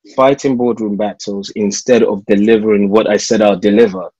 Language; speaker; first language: English; native; English